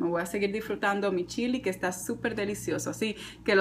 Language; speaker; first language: Spanish; native; Spanish